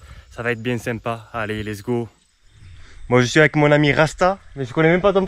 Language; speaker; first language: French; native; French